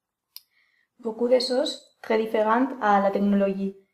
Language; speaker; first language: French; non-native, learner; Spanish